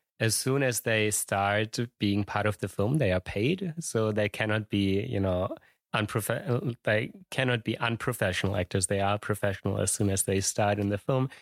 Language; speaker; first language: English; non-native, fluent; German